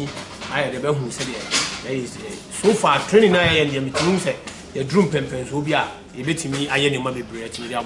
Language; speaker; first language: English; non-native, local second language; Akan